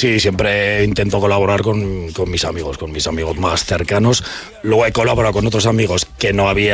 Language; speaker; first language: Spanish; native; Spanish